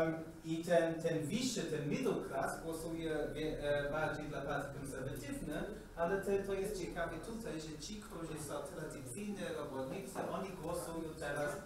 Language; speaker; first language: Polish; non-native, learner; English